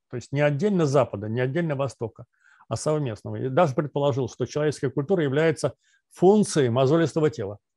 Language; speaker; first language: Russian; native; Russian